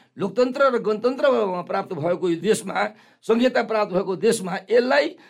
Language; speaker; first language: Nepali; non-native, local second language; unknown